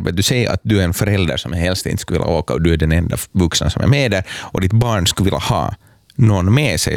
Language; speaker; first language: Swedish; native; Swedish